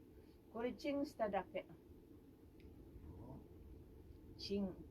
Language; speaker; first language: Japanese; non-native, fluent; Filipino